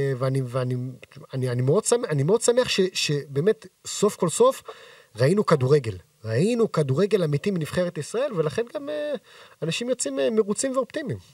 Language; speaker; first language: Hebrew; native; Hebrew